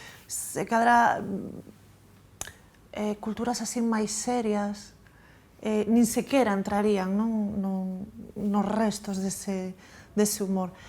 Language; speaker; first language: Galician; native; Galician